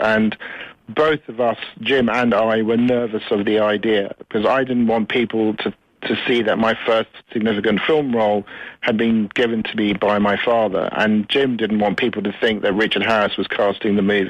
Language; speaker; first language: English; native; English